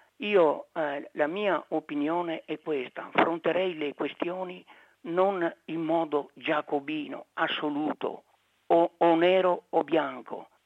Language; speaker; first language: Italian; native; Italian